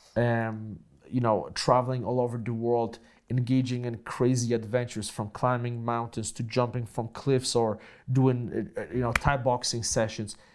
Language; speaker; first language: English; non-native, fluent; Polish